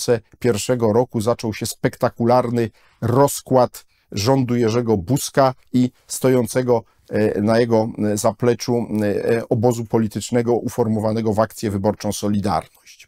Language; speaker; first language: Polish; native; Polish